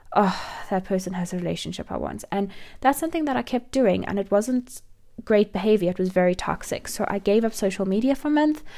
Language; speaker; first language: English; native; English